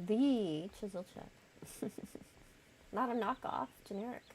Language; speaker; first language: English; native; English